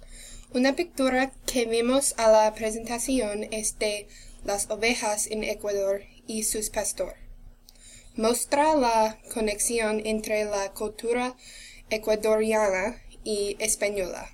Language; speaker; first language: Spanish; non-native, learner; English